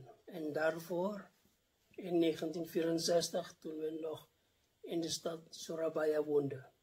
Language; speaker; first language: Dutch; non-native, fluent; Indonesian